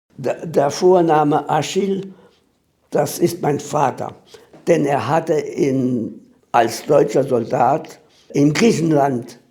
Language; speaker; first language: German; native; German